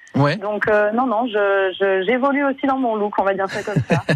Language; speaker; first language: French; native; French